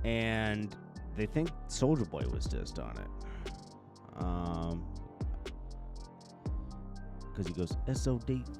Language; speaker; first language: English; native; English